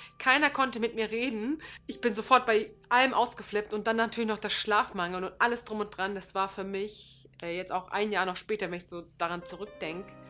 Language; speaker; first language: German; early bilingual, other home language; Turkish